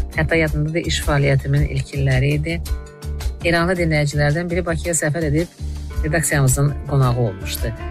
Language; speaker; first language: Azerbaijani; native; Azerbaijani